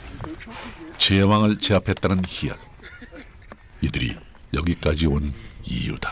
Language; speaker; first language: Korean; native; Korean